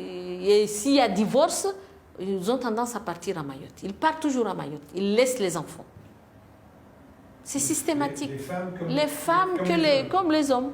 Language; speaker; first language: French; non-native, local second language; Comorian